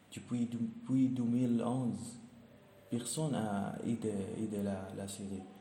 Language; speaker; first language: French; non-native, learner; Arabic